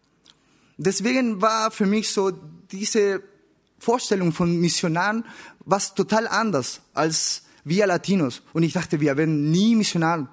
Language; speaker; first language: German; non-native, learner; Spanish